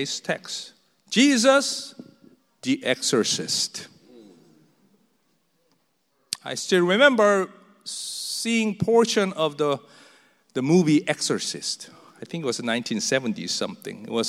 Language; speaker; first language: English; non-native, fluent; Korean